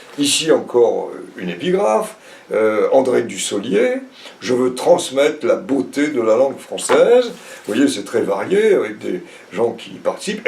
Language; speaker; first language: French; native; French